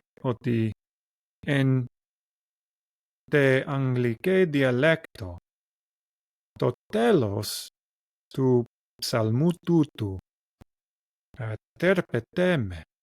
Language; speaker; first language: Greek; non-native, learner; English